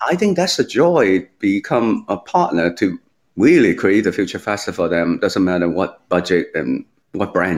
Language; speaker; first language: English; non-native, local second language; Cantonese